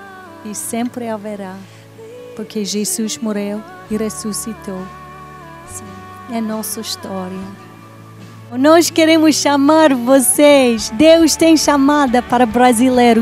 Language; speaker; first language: Portuguese; non-native, learner; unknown